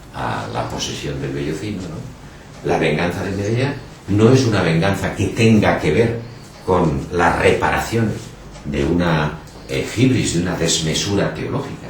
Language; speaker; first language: Spanish; native; Spanish